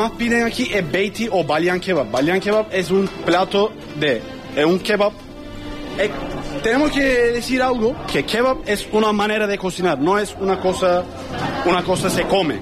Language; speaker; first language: Spanish; non-native, learner; Turkish